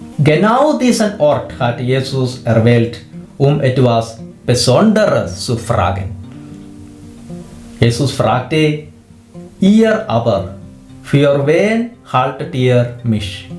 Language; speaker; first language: German; non-native, fluent; Malayalam